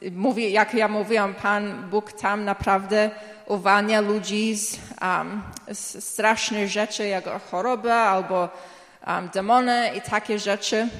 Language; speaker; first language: Polish; early bilingual, heritage; English